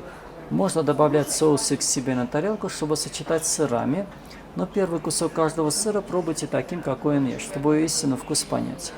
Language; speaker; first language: Russian; native; Russian